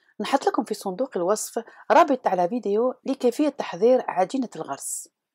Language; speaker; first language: Arabic; native; Arabic